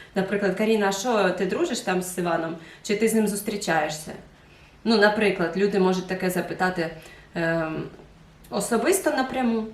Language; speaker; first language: Ukrainian; non-native, local second language; Russian